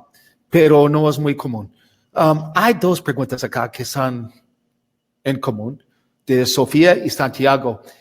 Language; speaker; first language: Spanish; non-native, learner; English